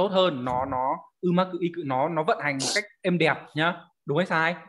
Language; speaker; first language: Vietnamese; native; Vietnamese